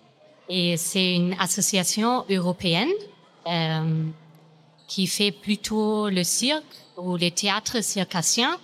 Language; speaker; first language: French; non-native, fluent; German